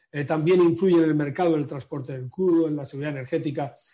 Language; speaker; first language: Spanish; native; Spanish